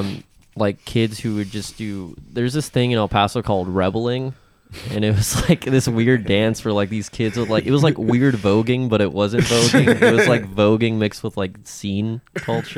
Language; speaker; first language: English; early bilingual, other home language; Spanish